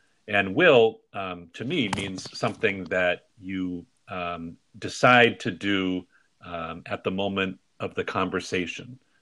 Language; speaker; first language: English; native; English